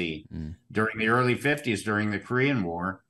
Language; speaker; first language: English; native; English